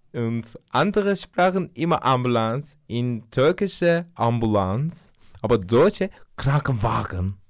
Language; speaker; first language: German; non-native, learner; Turkish